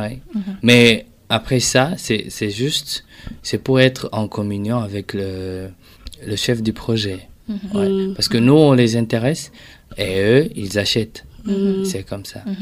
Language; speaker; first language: French; non-native, local second language; Rundi